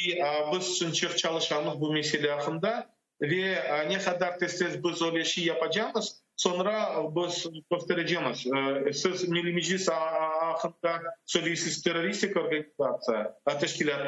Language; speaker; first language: Turkish; non-native, learner; Crimean Tatar